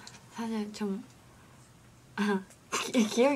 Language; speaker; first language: Korean; non-native, learner; Japanese